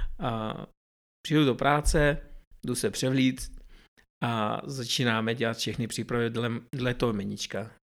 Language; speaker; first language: Czech; early bilingual, other home language; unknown